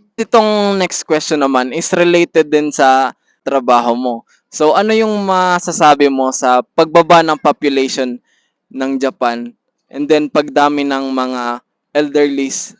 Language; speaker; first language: Filipino; native; Filipino